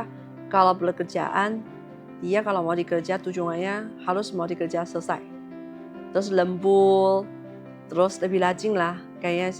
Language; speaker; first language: Indonesian; non-native, learner; Chinese